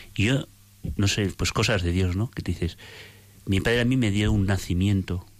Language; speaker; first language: Spanish; native; Spanish